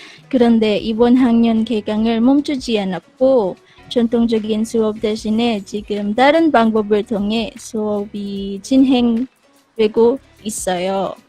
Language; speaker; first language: Korean; non-native, learner; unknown